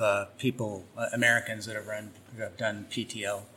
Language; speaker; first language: English; native; English